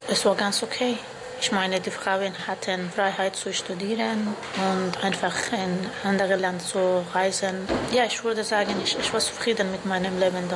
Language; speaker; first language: German; non-native, learner; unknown